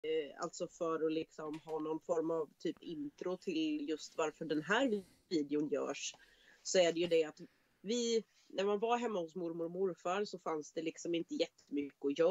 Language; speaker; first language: Swedish; native; Swedish